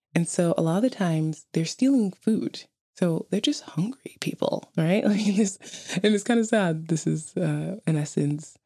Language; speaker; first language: English; native; English